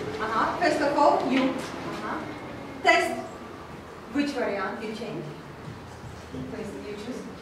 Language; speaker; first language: English; non-native, learner; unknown